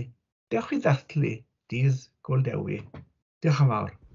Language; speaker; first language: Welsh; native; Welsh